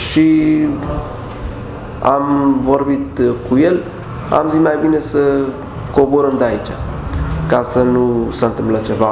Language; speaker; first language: Romanian; non-native, learner; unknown